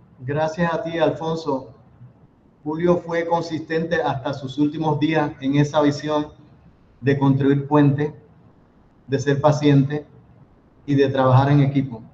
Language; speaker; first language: Spanish; native; Spanish